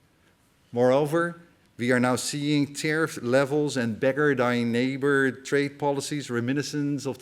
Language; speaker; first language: English; non-native, fluent; Dutch